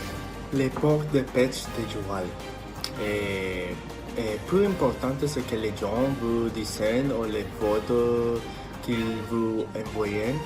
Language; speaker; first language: French; non-native, learner; Spanish